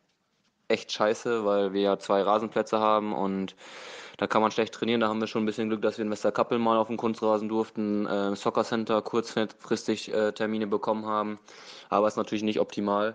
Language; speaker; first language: German; native; German